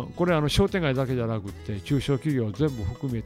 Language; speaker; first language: Japanese; native; Japanese